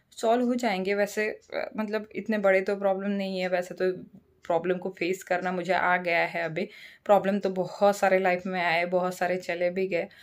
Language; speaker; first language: Hindi; non-native, local second language; Marathi